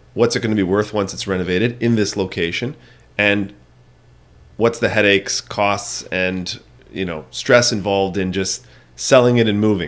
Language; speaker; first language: English; native; English